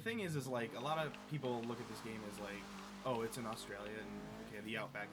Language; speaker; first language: English; native; English